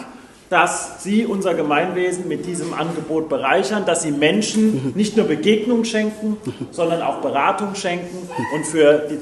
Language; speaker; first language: German; native; German